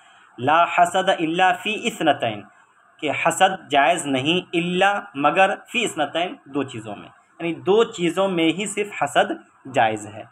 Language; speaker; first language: Urdu; native; Urdu